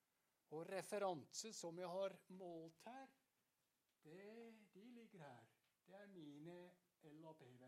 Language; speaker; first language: Norwegian; non-native, fluent; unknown